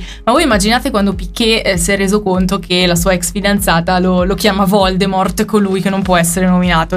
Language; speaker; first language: Italian; native; Italian